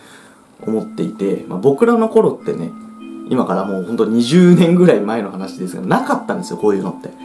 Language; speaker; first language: Japanese; native; Japanese